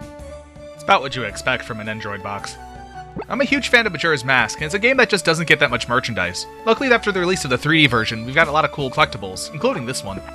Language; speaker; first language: English; native; English